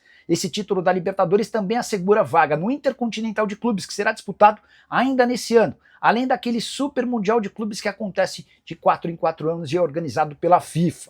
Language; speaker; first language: Portuguese; native; Portuguese